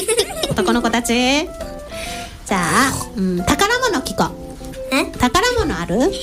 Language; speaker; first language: Japanese; native; Japanese